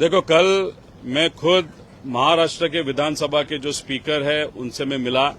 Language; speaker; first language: Hindi; non-native, local second language; Marathi